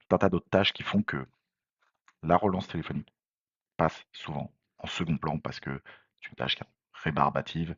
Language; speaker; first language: French; native; French